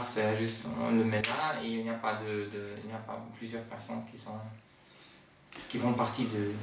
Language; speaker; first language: French; non-native, fluent; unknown